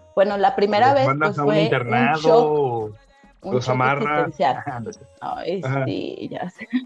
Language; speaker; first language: Spanish; native; Spanish